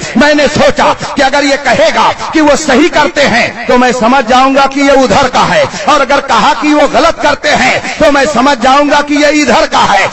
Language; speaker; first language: Urdu; native; Urdu